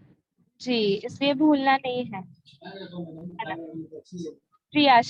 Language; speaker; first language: Hindi; native; Hindi